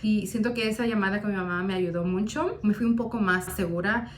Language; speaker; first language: Spanish; early bilingual, heritage; Spanish